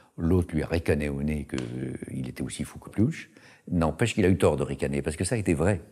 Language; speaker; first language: French; native; French